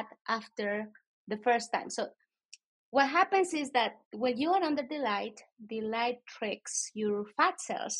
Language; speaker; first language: English; non-native, fluent; Spanish